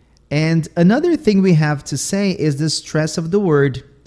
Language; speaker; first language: English; non-native, fluent; Portuguese